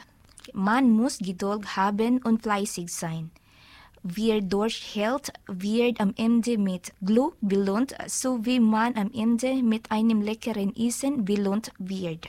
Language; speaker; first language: German; non-native, learner; Filipino